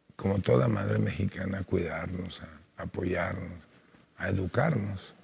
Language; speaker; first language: Spanish; native; Spanish